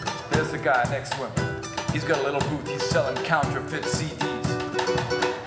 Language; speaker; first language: English; native; English